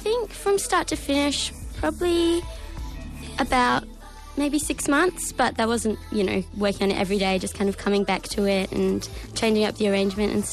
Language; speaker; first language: English; native; English